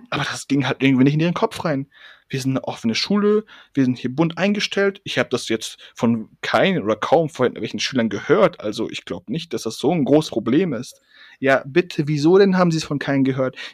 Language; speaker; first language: German; early bilingual, other home language; Persian